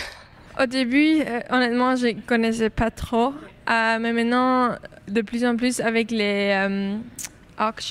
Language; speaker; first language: French; non-native, local second language; Dutch